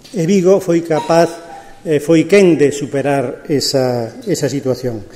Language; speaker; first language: Galician; native; Galician